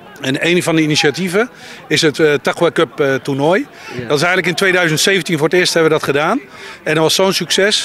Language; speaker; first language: Dutch; native; Dutch